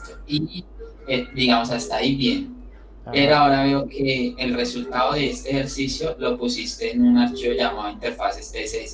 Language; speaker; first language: Spanish; native; Spanish